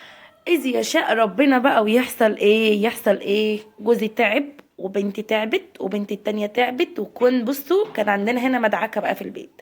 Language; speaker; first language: Arabic; native; Arabic